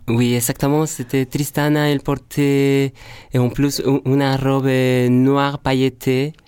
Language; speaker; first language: French; non-native, fluent; Spanish